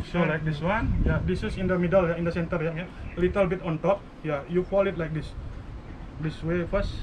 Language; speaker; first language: English; non-native, learner; Indonesian